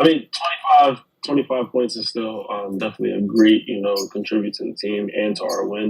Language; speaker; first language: English; native; English